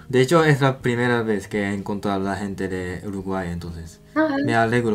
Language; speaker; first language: Spanish; non-native, fluent; Japanese